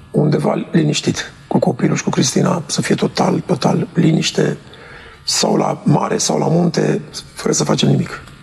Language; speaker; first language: Romanian; native; Romanian